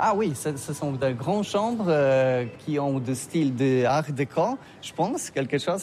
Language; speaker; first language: French; non-native, learner; Polish